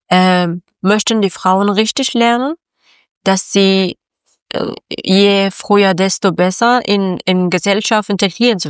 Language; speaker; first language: German; non-native, learner; Persian